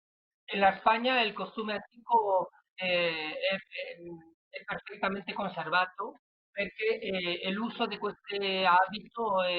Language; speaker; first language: Italian; non-native, learner; Spanish